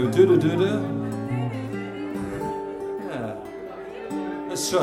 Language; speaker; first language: English; native; English